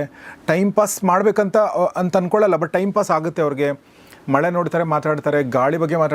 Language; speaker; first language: Kannada; native; Kannada